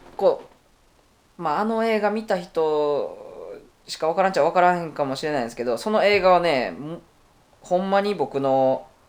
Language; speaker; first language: Japanese; native; Japanese